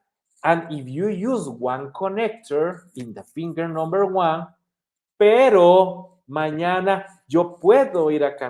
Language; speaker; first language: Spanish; non-native, fluent; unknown